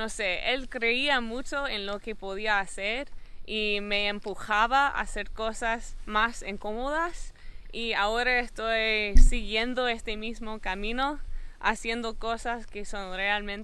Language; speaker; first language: Spanish; non-native, fluent; English